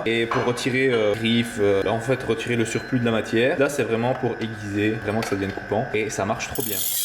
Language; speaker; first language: French; native; French